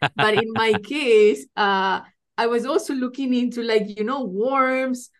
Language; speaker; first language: English; non-native, fluent; Spanish